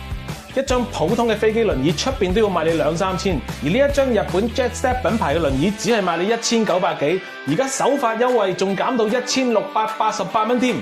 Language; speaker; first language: Cantonese; native; Cantonese